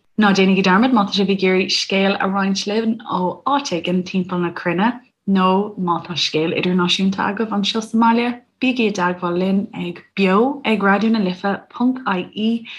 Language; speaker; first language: Irish; native; Irish